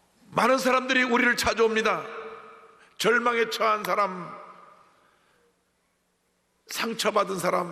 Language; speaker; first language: Korean; native; Korean